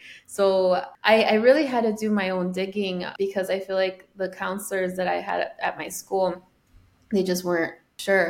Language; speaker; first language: English; early bilingual, other home language; Spanish